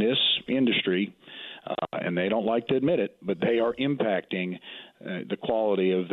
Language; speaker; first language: English; native; English